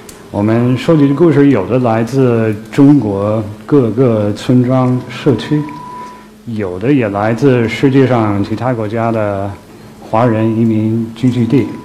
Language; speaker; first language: Chinese; non-native, fluent; English